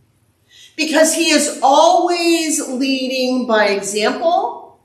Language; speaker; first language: English; native; English